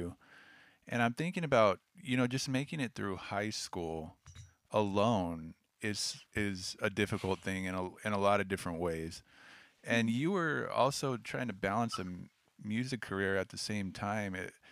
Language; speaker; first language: English; native; English